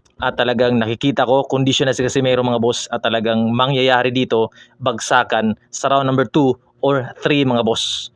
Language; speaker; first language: Filipino; non-native, local second language; Cebuano